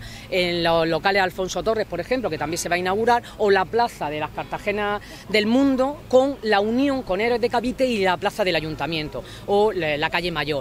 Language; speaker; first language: Spanish; native; Spanish